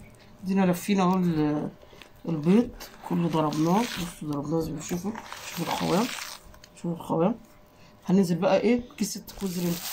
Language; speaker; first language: Arabic; native; Arabic